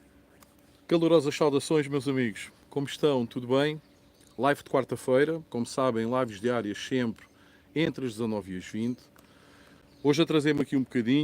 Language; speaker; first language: Portuguese; native; Portuguese